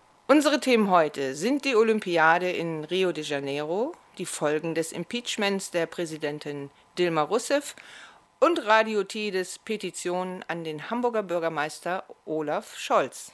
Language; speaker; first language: German; native; German